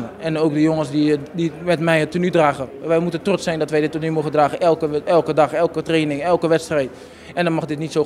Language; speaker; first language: Dutch; native; Dutch